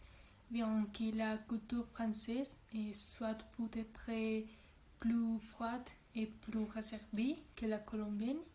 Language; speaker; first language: French; non-native, learner; Spanish